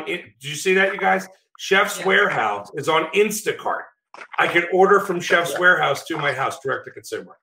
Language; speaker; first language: English; native; English